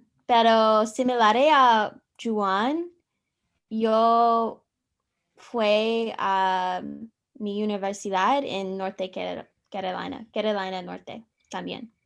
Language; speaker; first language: Spanish; non-native, learner; English